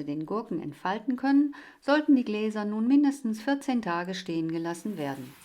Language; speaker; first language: German; native; German